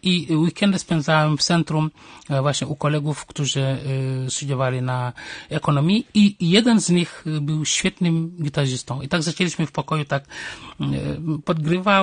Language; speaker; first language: Polish; non-native, fluent; Wolof